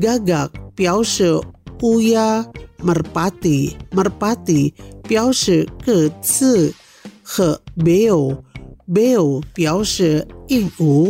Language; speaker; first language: Chinese; early bilingual, heritage; Chinese